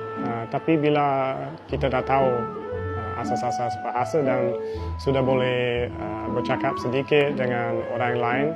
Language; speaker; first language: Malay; non-native, fluent; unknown